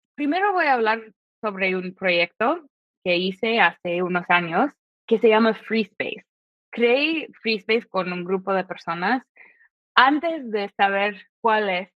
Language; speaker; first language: Spanish; non-native, fluent; English